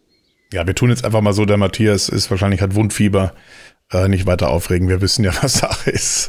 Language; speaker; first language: German; native; German